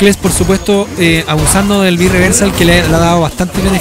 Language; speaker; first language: Spanish; native; Spanish